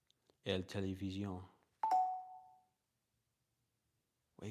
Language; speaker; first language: Spanish; non-native, learner; English